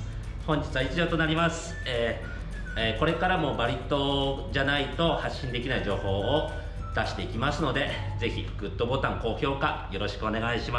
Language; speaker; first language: Japanese; native; Japanese